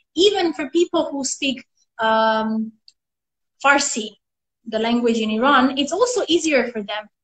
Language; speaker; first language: English; non-native, fluent; Armenian